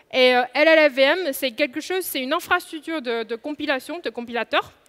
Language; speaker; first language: French; non-native, fluent; Chinese